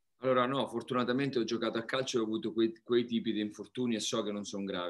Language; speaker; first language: Italian; native; Italian